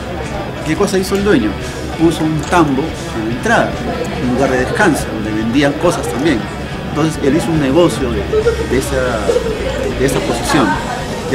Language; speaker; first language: Spanish; native; Spanish